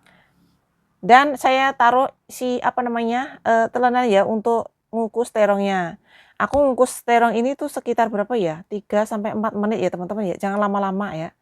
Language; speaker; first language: Indonesian; non-native, local second language; Javanese